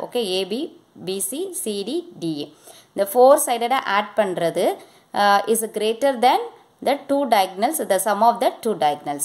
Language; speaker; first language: English; non-native, local second language; Tamil